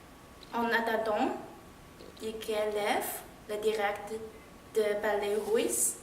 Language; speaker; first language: French; non-native, learner; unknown